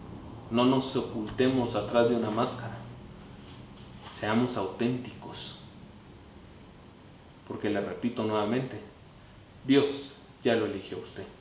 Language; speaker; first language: Spanish; native; Spanish